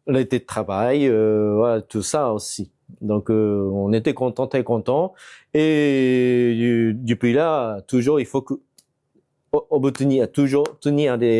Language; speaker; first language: French; non-native, fluent; Japanese